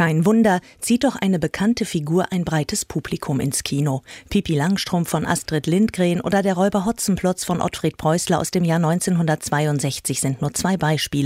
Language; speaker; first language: German; native; German